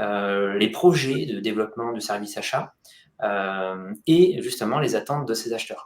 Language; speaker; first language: French; native; French